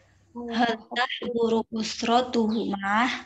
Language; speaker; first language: Arabic; non-native, learner; Indonesian